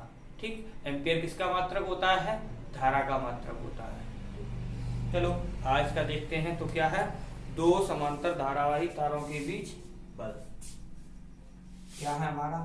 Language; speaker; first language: Hindi; native; Hindi